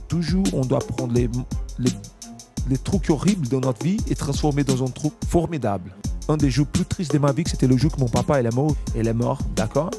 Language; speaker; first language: French; non-native, fluent; Portuguese